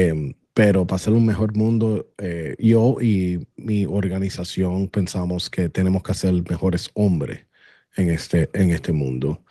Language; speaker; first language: Spanish; early bilingual, other home language; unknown